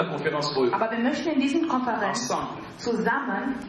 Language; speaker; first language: German; non-native, fluent; Lingala